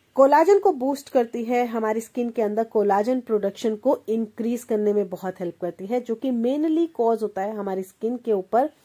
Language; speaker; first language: Hindi; native; Hindi